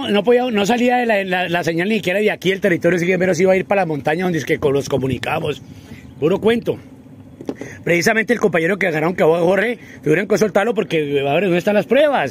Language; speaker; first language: Spanish; native; Spanish